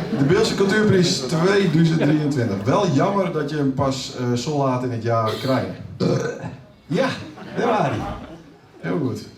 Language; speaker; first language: Dutch; native; Dutch